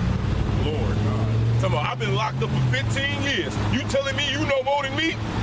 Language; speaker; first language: English; native; English